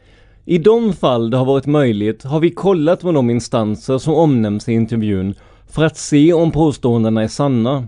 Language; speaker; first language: Swedish; native; Swedish